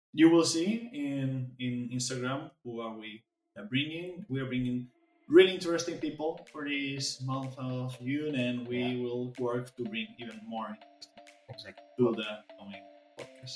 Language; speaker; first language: English; non-native, fluent; Spanish